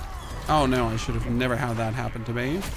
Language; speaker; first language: English; non-native, fluent; German